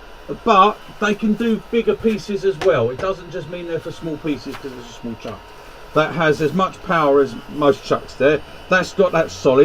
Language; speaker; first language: English; native; English